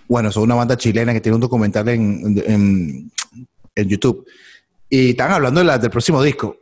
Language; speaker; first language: Spanish; native; Spanish